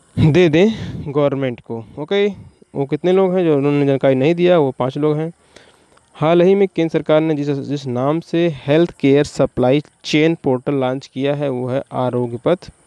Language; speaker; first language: Hindi; native; Hindi